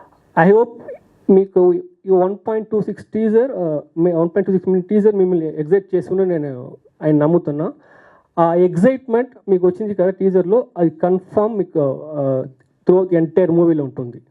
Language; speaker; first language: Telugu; non-native, learner; Tamil